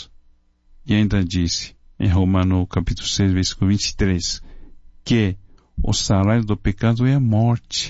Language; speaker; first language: Portuguese; non-native, fluent; Chinese